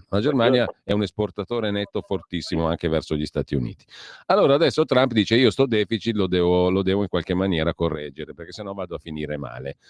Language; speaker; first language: Italian; native; Italian